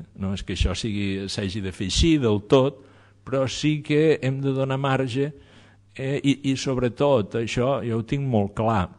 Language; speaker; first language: Catalan; native; Catalan